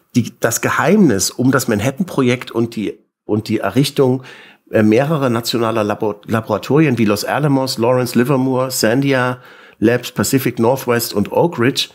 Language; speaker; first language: German; native; German